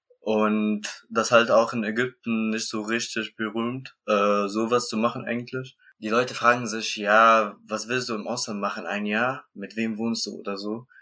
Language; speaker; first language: German; non-native, learner; Arabic